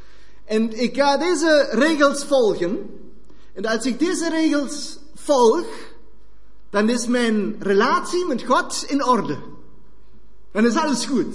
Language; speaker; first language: Dutch; non-native, fluent; German